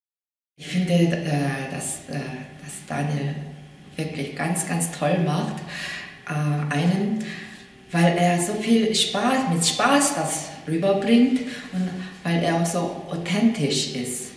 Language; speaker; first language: German; non-native, fluent; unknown